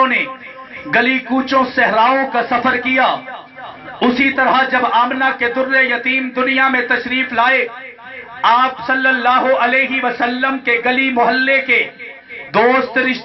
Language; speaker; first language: Urdu; non-native, local second language; Punjabi